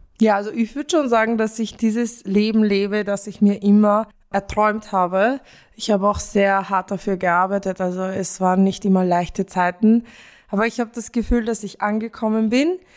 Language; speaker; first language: German; early bilingual, other home language; Romanian